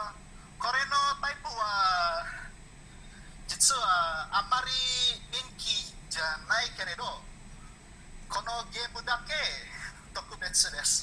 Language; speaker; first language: Japanese; non-native, learner; Indonesian